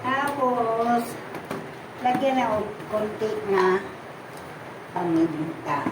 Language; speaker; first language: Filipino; non-native, local second language; Cebuano